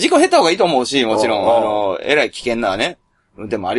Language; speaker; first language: Japanese; native; Japanese